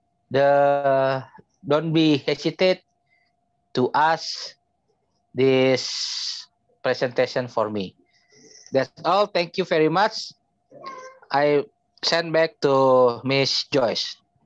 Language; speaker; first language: English; non-native, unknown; Indonesian